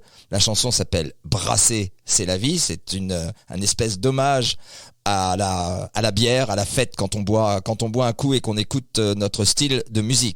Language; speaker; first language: French; native; French